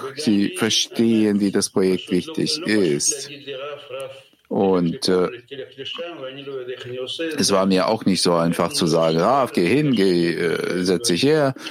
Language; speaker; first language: German; non-native, fluent; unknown